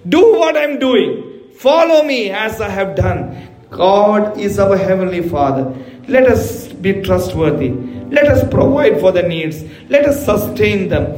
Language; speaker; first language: English; non-native, local second language; Malayalam